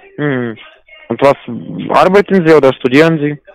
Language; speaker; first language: German; non-native, learner; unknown